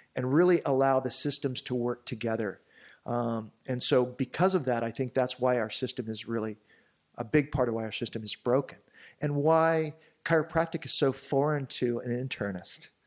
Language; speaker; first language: English; native; English